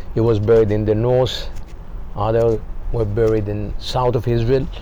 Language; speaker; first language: English; non-native, fluent; Hebrew